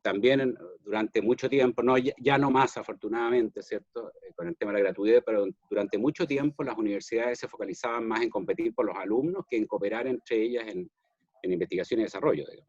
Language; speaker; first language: Spanish; native; Spanish